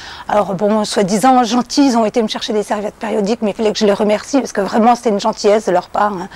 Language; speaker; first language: French; native; French